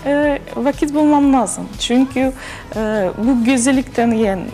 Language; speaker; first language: Turkish; non-native, learner; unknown